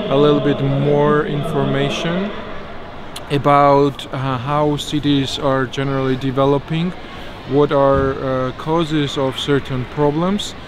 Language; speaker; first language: English; non-native, fluent; Georgian